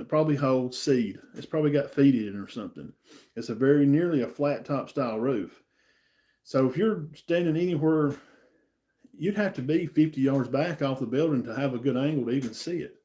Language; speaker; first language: English; native; English